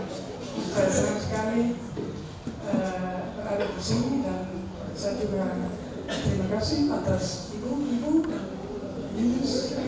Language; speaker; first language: Indonesian; non-native, fluent; Dutch